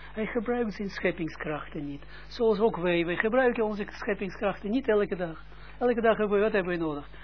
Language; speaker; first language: Dutch; non-native, fluent; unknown